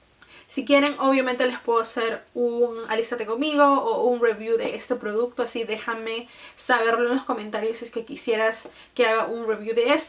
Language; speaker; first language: Spanish; native; Spanish